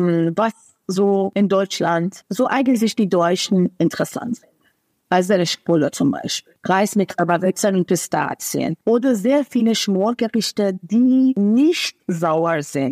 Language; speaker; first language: German; non-native, fluent; Persian